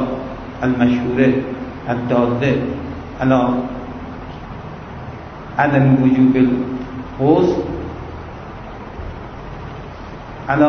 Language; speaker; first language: Arabic; non-native, fluent; Persian